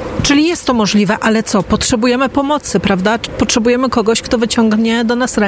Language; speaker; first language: Polish; native; Polish